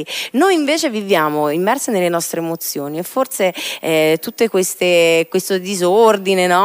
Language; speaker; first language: Italian; native; Italian